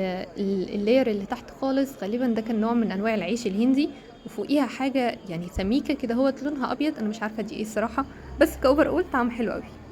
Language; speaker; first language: Arabic; native; Arabic